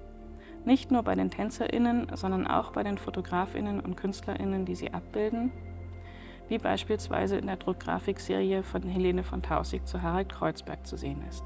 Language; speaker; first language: German; native; German